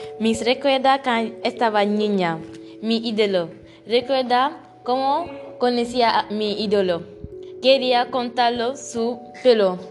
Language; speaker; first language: Spanish; non-native, learner; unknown